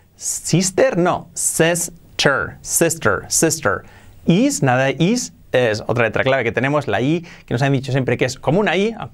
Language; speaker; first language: Spanish; native; Spanish